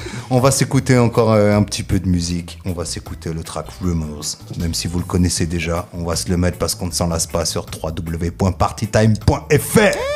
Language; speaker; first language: French; native; French